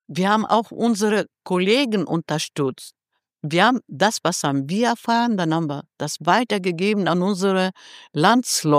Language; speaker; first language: German; non-native, fluent; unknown